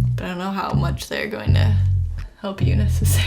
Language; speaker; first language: English; native; English